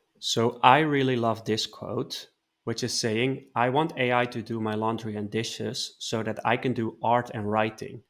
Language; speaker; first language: English; non-native, fluent; Dutch